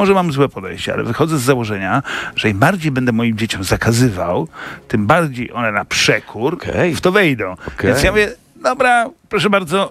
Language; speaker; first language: Polish; native; Polish